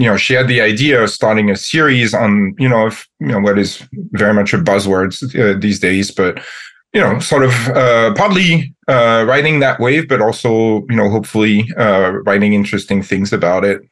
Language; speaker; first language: English; non-native, fluent; French